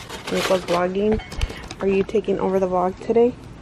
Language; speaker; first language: English; early bilingual, other home language; Spanish